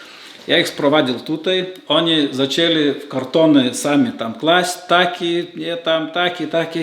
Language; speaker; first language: Polish; non-native, learner; Lithuanian